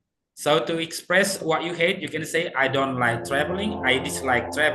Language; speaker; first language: English; non-native, fluent; Indonesian